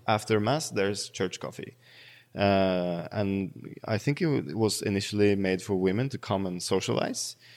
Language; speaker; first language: English; non-native, fluent; Norwegian